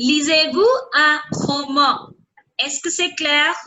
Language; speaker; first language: French; non-native, fluent; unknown